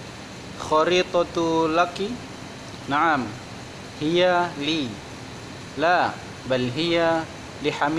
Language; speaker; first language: Arabic; non-native, learner; Indonesian